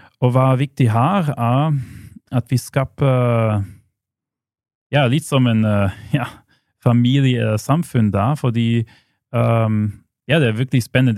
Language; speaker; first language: Norwegian; non-native, fluent; German